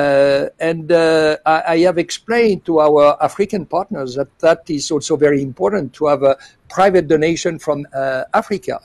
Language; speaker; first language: English; non-native, fluent; French